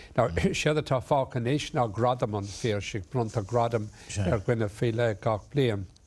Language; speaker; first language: Irish; non-native, local second language; English